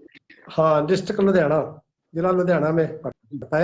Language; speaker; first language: Hindi; non-native, local second language; Punjabi